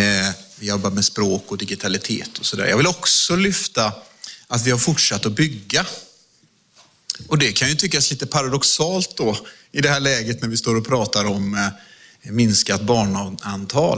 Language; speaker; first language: Swedish; native; Swedish